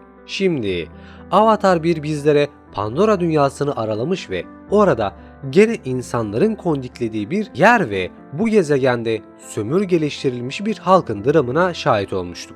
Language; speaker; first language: Turkish; native; Turkish